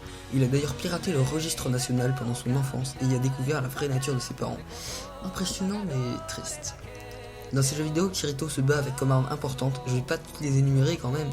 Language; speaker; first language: French; native; French